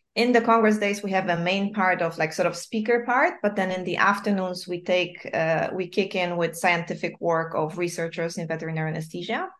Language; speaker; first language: English; non-native, fluent; Polish